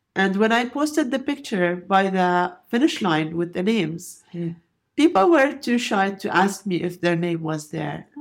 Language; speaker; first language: English; non-native, fluent; Arabic